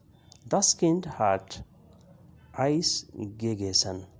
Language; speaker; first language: German; non-native, learner; Urdu